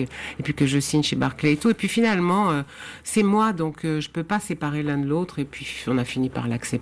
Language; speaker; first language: French; native; French